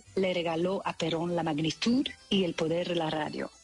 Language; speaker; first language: Spanish; non-native, fluent; French